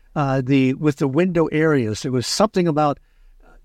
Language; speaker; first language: English; native; English